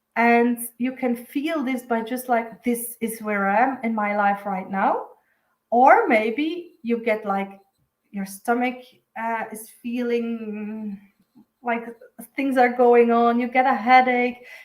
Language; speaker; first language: English; non-native, fluent; Dutch